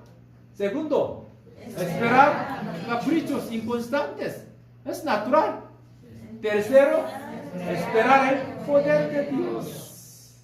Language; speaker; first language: Spanish; non-native, fluent; Korean